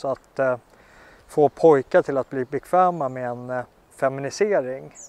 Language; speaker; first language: Swedish; native; Swedish